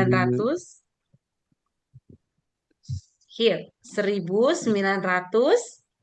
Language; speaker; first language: English; non-native, fluent; Indonesian